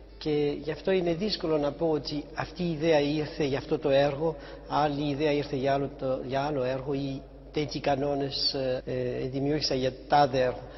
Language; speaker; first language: Greek; early bilingual, heritage; Greek